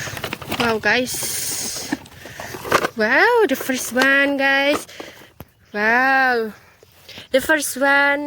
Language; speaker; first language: English; non-native, learner; Indonesian